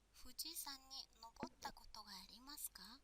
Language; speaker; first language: Japanese; non-native, fluent; Mongolian